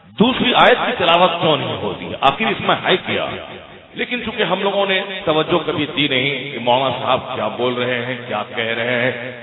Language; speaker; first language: Urdu; non-native, local second language; Odia